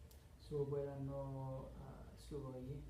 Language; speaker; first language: Spanish; non-native, learner; English